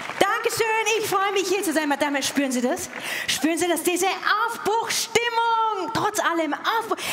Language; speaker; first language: German; native; German